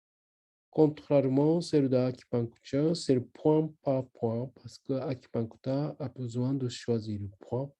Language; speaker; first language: French; non-native, learner; Japanese